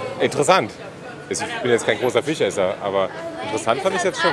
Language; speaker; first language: German; native; German